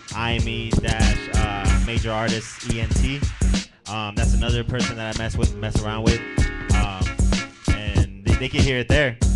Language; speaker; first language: English; native; English